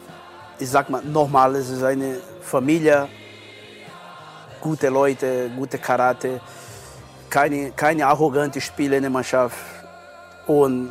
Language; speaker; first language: German; non-native, learner; Portuguese